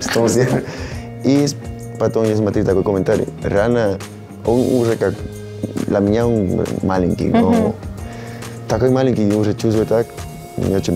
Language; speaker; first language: Russian; non-native, learner; Spanish